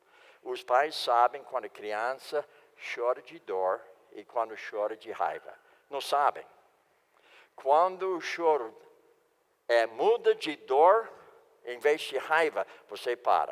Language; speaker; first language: Portuguese; non-native, fluent; English